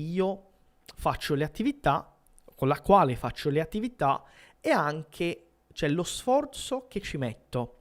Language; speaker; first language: Italian; non-native, fluent; Portuguese